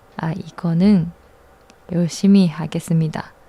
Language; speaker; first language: Korean; non-native, learner; Japanese